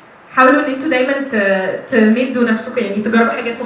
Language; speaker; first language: Arabic; native; Arabic